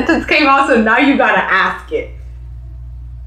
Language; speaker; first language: English; non-native, local second language; Swahili